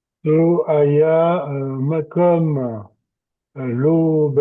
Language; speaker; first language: Hebrew; non-native, learner; French